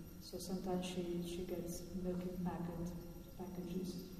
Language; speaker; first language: English; non-native, fluent; Italian